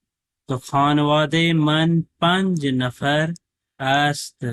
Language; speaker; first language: Persian; non-native, fluent; Urdu